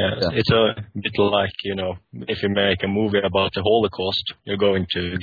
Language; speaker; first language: English; non-native, fluent; Norwegian